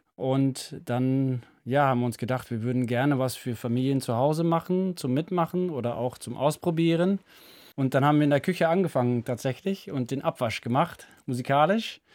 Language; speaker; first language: German; non-native, fluent; Dutch